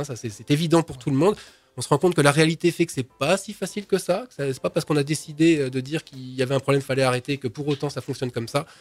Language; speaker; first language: French; native; French